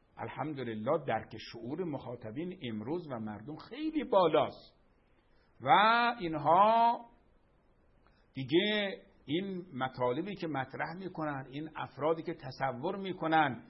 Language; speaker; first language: Persian; native; Persian